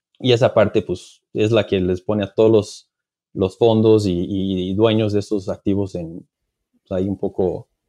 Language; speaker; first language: Spanish; non-native, fluent; Portuguese